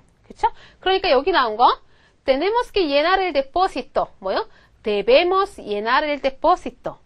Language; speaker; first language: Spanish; non-native, fluent; Korean